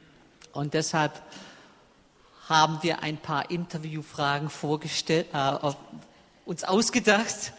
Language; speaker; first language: German; native; German